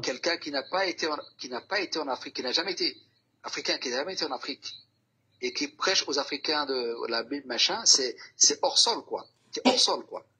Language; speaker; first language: French; non-native, local second language; Somali